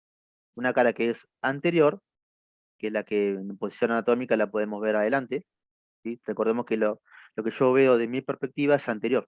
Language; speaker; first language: Spanish; native; Spanish